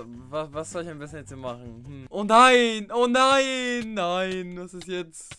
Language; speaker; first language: German; native; German